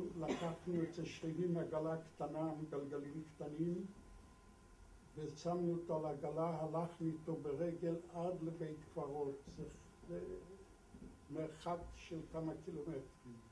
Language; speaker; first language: Hebrew; non-native, fluent; Polish